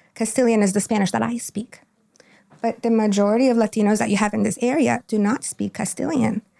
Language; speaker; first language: English; non-native, fluent; Spanish